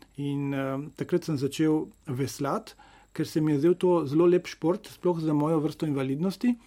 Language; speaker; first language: Slovenian; native; Slovenian